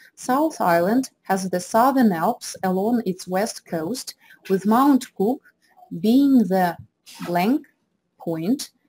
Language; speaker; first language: English; non-native, fluent; Russian